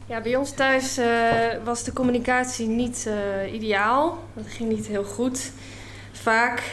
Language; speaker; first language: Dutch; non-native, fluent; English